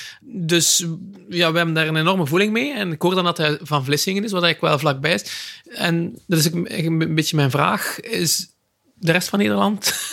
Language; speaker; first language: Dutch; native; Dutch